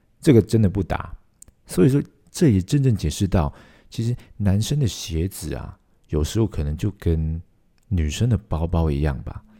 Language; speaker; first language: Chinese; non-native, local second language; Cantonese